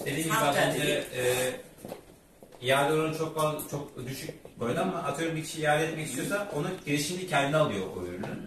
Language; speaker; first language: Turkish; native; Turkish